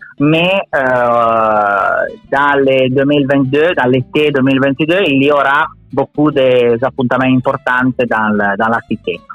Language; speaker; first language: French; non-native, learner; Italian